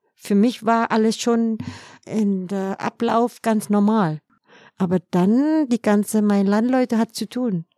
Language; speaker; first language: German; non-native, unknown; Vietnamese